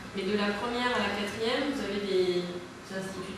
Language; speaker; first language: French; native; French